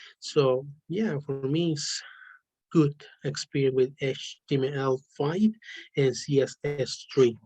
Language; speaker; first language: English; non-native, learner; Spanish